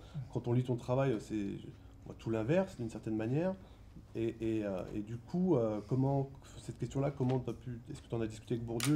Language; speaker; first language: French; native; French